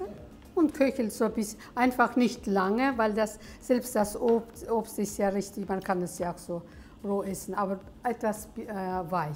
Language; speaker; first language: German; early bilingual, heritage; German